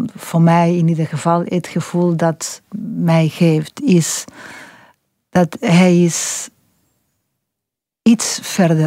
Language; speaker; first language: Dutch; non-native, local second language; French